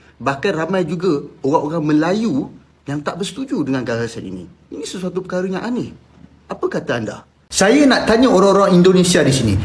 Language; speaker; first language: Malay; native; Malay